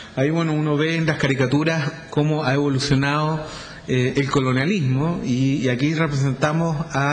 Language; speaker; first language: Spanish; native; Spanish